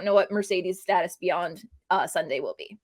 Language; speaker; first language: English; native; English